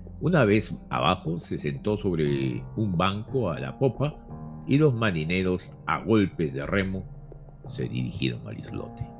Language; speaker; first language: Spanish; native; Spanish